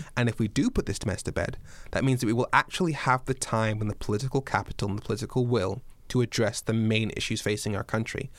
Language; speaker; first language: English; native; English